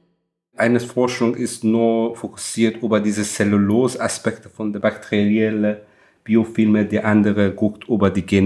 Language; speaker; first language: German; non-native, fluent; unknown